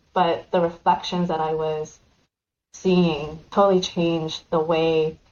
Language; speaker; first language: English; native; English